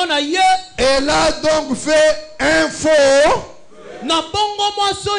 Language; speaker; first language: French; non-native, local second language; Lingala